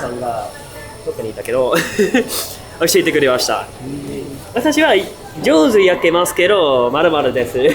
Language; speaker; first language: Japanese; non-native, learner; English